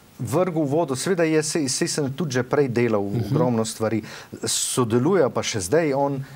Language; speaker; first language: Slovenian; native; Slovenian